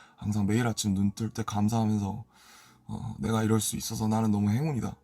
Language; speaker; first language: Korean; native; Korean